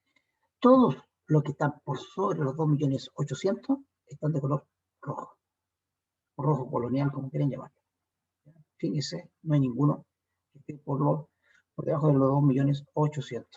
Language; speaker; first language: Spanish; native; Spanish